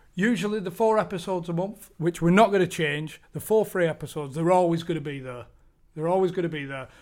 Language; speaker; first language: English; native; English